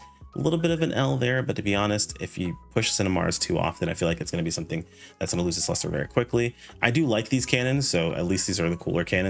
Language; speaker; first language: English; native; English